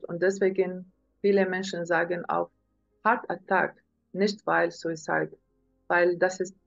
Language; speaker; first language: German; non-native, learner; Arabic